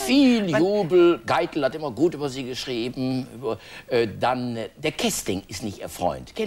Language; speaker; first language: German; native; German